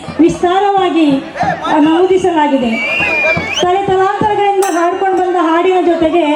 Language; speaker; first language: Kannada; non-native, local second language; Konkani